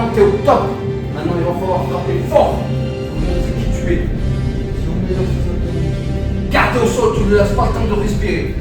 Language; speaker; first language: French; native; French